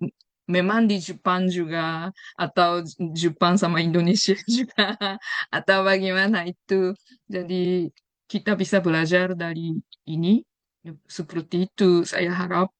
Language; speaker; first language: Indonesian; non-native, fluent; Japanese